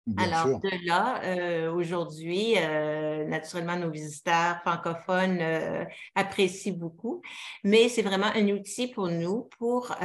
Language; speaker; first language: French; native; French